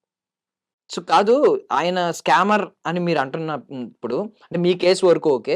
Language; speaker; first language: Telugu; native; Telugu